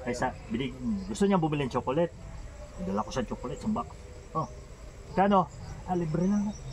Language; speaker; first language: Filipino; non-native, local second language; Cebuano